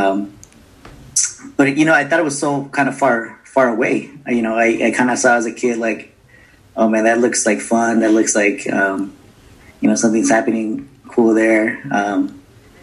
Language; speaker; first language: English; native; English